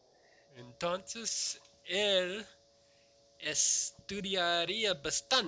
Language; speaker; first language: Spanish; non-native, learner; English